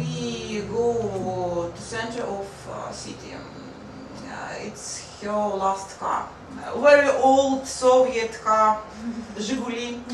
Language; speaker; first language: English; non-native, learner; Russian